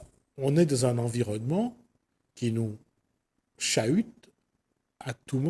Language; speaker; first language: French; native; French